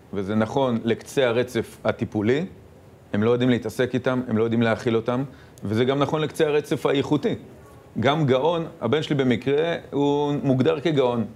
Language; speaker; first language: Hebrew; native; Hebrew